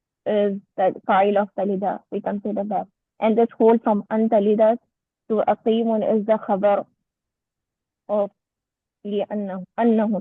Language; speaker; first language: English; non-native, learner; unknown